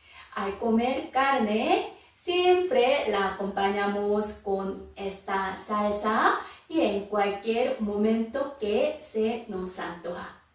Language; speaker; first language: Spanish; non-native, fluent; Korean